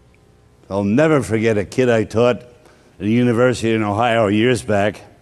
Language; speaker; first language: English; native; English